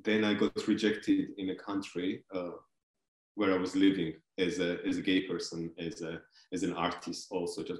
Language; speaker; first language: English; non-native, fluent; Georgian